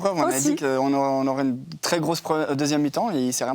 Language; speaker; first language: French; native; French